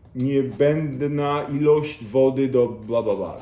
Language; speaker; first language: Polish; early bilingual, heritage; Polish